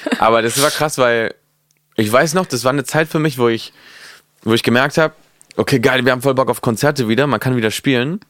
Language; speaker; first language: German; non-native, fluent; Spanish